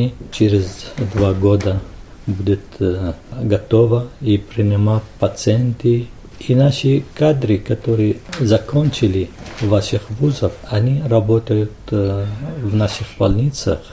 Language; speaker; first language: Russian; non-native, fluent; Arabic